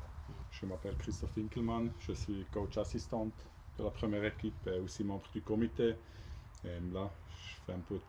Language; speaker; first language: French; non-native, local second language; German